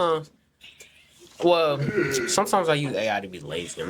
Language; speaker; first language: English; native; English